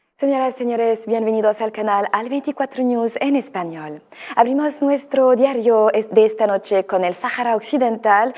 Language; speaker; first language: Spanish; non-native, fluent; Arabic